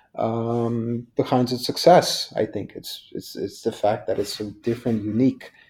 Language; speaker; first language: English; non-native, fluent; Polish